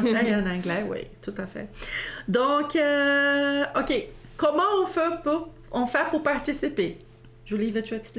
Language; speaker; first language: French; non-native, fluent; Portuguese